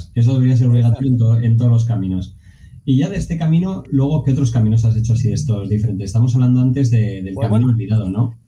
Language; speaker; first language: Spanish; native; Spanish